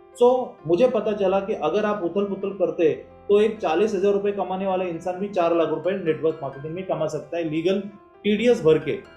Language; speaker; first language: Hindi; non-native, local second language; Marathi